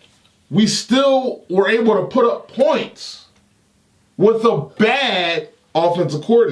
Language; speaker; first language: English; native; English